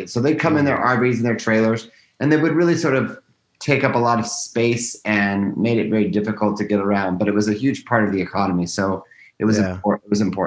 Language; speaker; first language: English; native; English